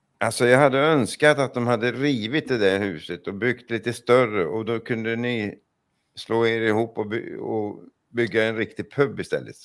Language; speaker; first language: Swedish; native; Swedish